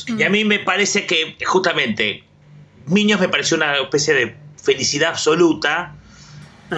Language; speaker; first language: Spanish; native; Spanish